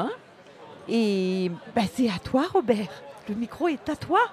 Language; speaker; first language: French; native; French